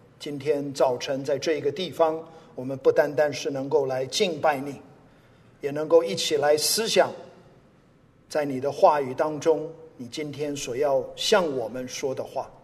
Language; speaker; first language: Chinese; non-native, local second language; English